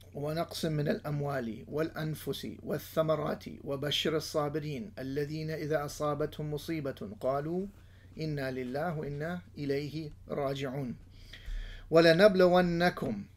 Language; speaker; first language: Arabic; non-native, fluent; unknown